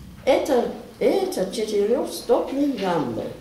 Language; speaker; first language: Russian; non-native, learner; English